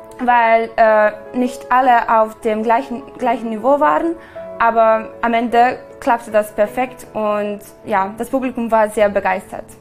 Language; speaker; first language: German; non-native, fluent; Serbian